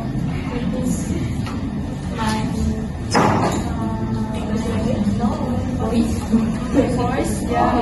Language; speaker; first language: English; non-native, learner; Indonesian